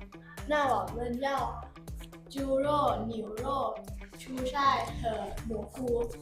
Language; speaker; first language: Chinese; non-native, learner; Lao